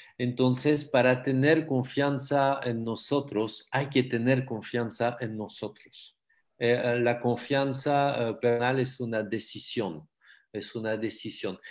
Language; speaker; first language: Spanish; non-native, fluent; French